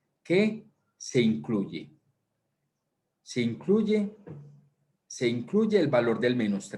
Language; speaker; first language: Spanish; native; Spanish